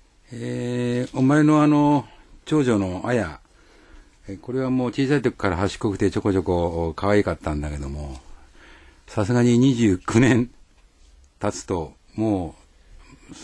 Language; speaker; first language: Japanese; native; Japanese